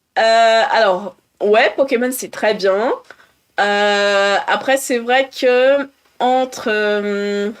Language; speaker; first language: French; non-native, fluent; Portuguese